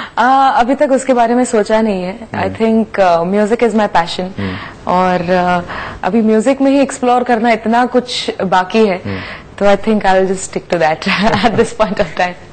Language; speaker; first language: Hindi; non-native, local second language; Gujarati